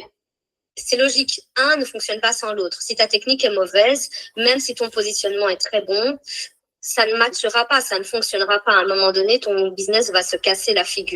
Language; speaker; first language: French; native; French